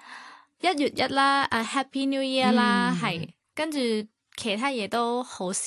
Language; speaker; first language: Cantonese; non-native, fluent; Thai